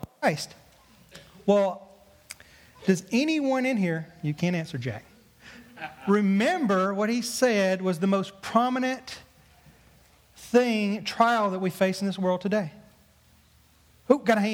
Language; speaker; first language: English; native; English